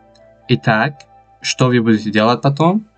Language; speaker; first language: Russian; non-native, local second language; Tajik